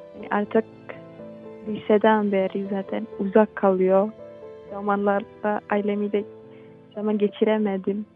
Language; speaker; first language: Turkish; non-native, fluent; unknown